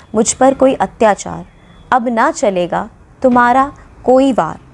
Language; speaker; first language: Hindi; non-native, local second language; Dogri